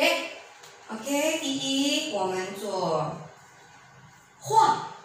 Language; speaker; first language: English; non-native, learner; Chinese